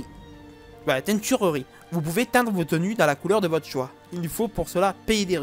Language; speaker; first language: French; native; French